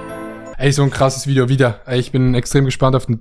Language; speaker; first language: German; native; German